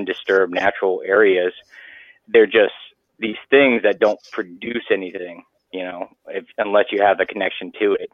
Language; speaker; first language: English; native; English